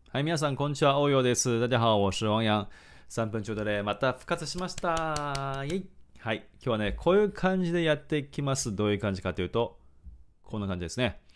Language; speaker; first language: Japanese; non-native, fluent; Chinese